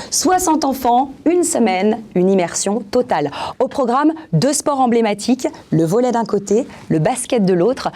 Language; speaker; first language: French; native; French